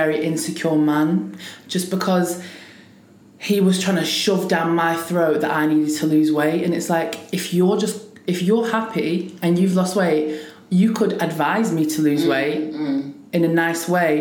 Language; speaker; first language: English; native; English